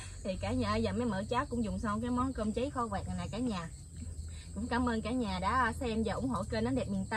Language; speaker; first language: Vietnamese; native; Vietnamese